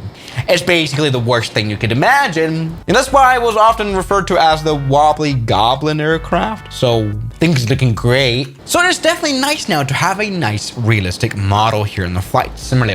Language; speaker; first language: English; non-native, fluent; German